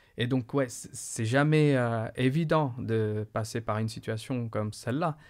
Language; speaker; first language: French; non-native, fluent; Portuguese